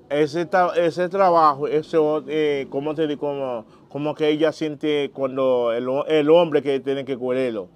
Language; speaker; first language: Spanish; non-native, learner; Haitian Creole